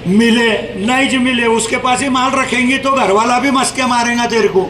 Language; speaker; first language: Hindi; non-native, local second language; Marathi